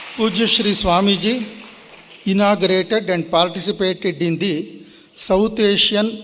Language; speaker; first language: English; non-native, local second language; Kannada